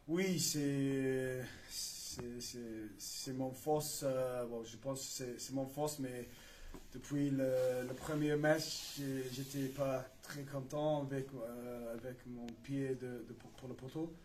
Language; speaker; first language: French; non-native, learner; English